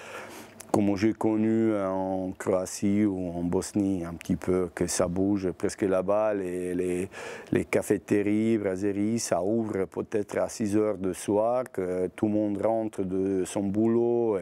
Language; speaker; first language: French; non-native, learner; Bosnian